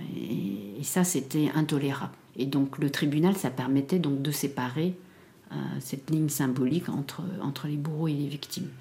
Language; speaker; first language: French; early bilingual, other home language; Khmer